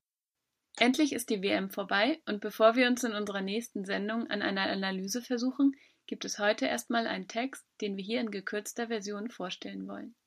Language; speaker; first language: German; native; German